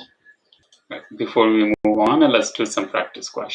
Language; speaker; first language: English; non-native, fluent; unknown